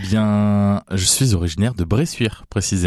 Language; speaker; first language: French; native; French